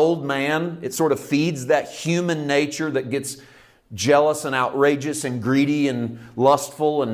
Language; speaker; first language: English; native; English